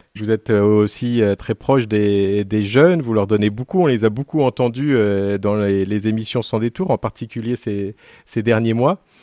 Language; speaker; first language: French; native; French